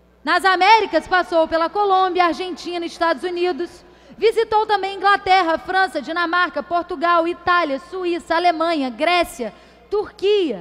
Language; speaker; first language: Portuguese; native; Portuguese